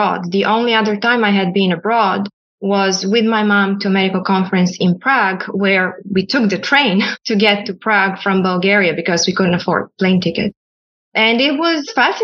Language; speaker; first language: English; non-native, fluent; Bulgarian